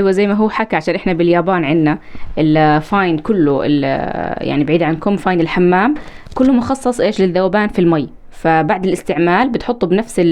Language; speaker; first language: Arabic; native; Arabic